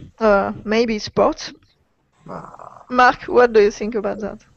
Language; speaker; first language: English; non-native, learner; French